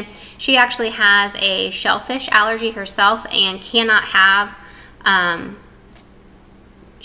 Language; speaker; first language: English; native; English